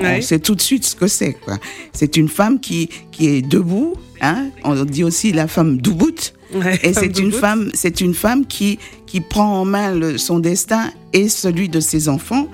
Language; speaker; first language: French; native; French